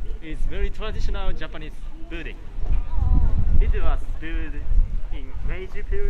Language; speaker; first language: English; non-native, learner; Japanese